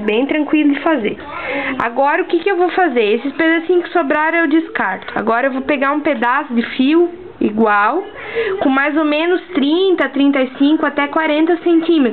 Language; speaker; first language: Portuguese; native; Portuguese